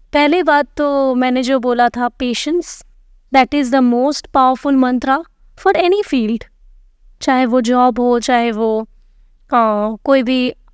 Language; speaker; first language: Hindi; non-native, local second language; Bangla